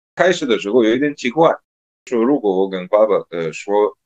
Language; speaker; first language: Chinese; non-native, learner; Serbian